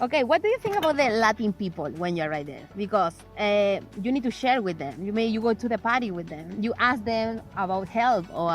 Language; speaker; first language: English; non-native, learner; Spanish